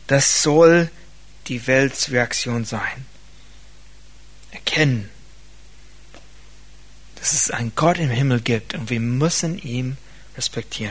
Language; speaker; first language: German; non-native, fluent; English